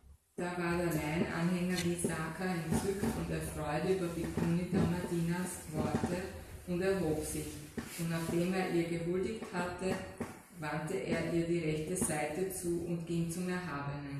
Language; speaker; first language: German; native; German